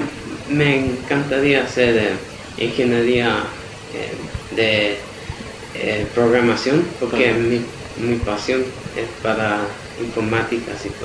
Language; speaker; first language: Spanish; early bilingual, heritage; Spanish